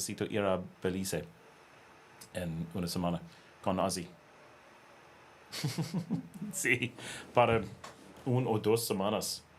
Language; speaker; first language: Spanish; non-native, learner; English